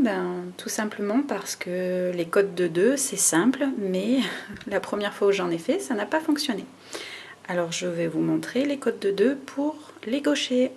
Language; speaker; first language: French; native; French